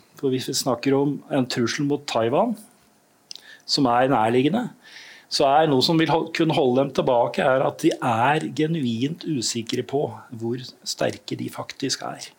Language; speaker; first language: Norwegian; native; Norwegian